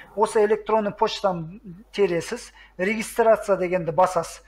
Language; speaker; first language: Russian; non-native, local second language; Kazakh